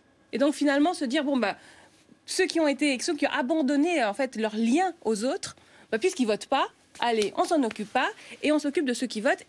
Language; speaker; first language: French; native; French